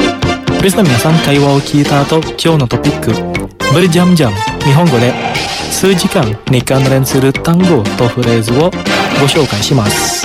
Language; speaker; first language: Japanese; non-native, fluent; Indonesian